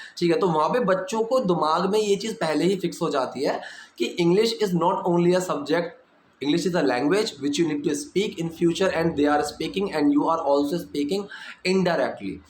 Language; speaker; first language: Hindi; native; Hindi